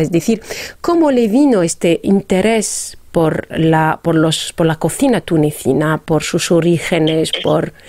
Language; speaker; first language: Spanish; non-native, fluent; Arabic